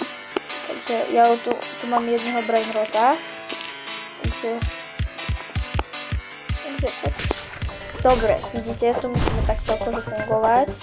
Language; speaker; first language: Slovak; non-native, learner; Ukrainian